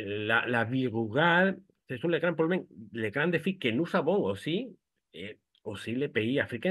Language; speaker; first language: French; non-native, fluent; Spanish